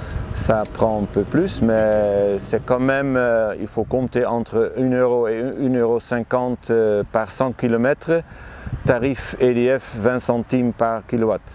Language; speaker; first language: French; non-native, fluent; Dutch